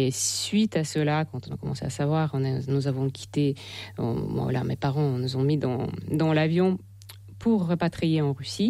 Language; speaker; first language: French; non-native, fluent; Ukrainian